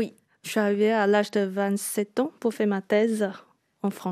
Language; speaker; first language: French; non-native, fluent; Chinese